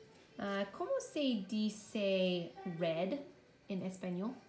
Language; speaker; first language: Spanish; non-native, fluent; English